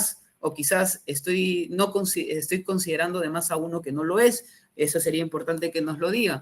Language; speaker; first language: Spanish; native; Spanish